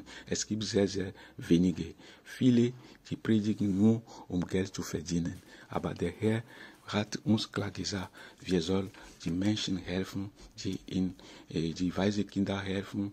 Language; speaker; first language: German; non-native, fluent; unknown